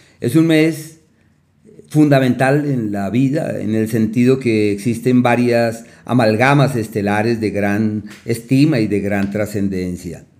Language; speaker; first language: Spanish; native; Spanish